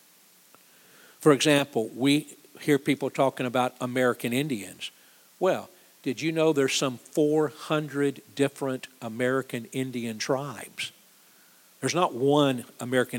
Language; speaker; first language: English; native; English